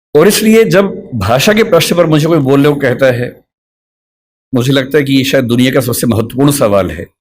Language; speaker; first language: Hindi; native; Hindi